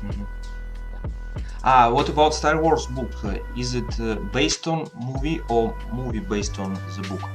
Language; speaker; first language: English; non-native, learner; Russian